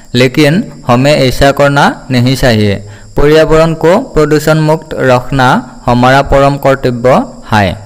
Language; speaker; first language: Hindi; non-native, local second language; Assamese